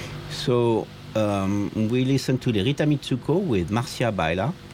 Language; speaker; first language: English; non-native, fluent; French